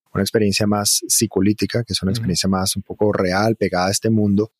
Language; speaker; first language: Spanish; native; Spanish